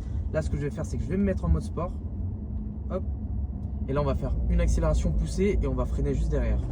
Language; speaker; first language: French; native; French